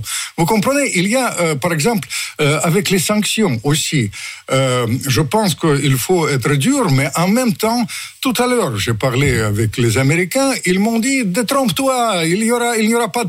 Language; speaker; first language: French; non-native, fluent; Russian